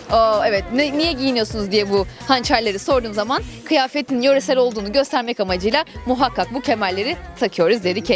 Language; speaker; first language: Turkish; native; Turkish